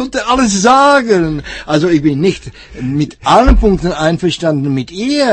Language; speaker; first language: German; non-native, fluent; Czech